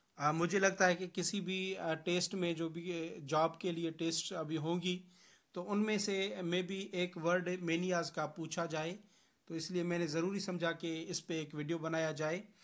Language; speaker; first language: Urdu; non-native, local second language; Sindhi